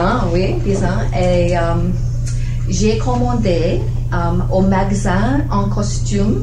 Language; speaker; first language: French; non-native, learner; English